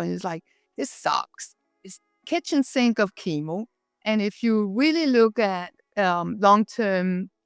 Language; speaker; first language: English; non-native, fluent; Danish